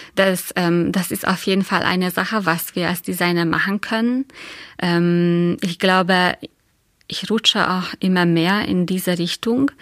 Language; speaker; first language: German; non-native, fluent; Hungarian